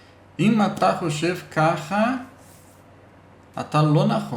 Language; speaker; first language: Hebrew; non-native, learner; Portuguese